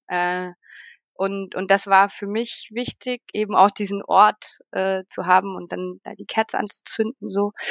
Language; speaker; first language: German; native; German